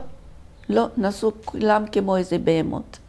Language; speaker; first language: Hebrew; non-native, fluent; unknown